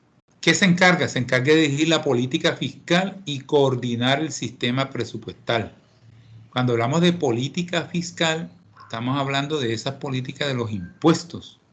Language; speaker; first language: Spanish; native; Spanish